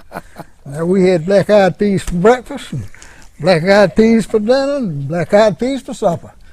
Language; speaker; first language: English; native; English